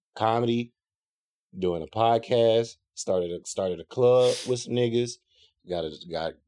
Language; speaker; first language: English; native; English